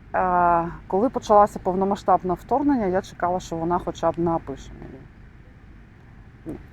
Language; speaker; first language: Ukrainian; non-native, local second language; Russian